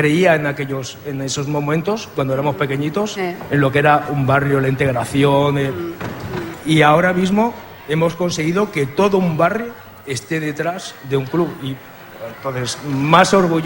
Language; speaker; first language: Spanish; native; Spanish